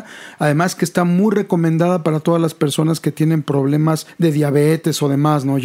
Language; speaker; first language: Spanish; native; Spanish